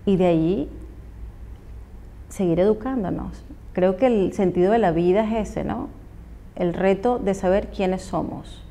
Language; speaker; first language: Spanish; native; Spanish